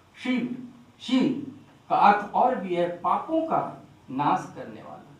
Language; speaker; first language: Hindi; non-native, local second language; Bangla